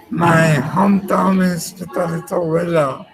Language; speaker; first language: English; non-native, learner; Spanish